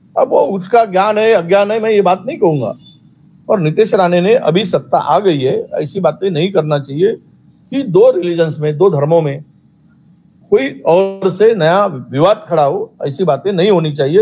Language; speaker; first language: Hindi; non-native, local second language; Marathi